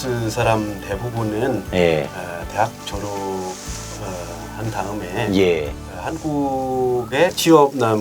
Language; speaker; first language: Korean; non-native, learner; Lao